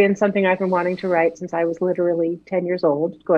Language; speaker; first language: English; native; English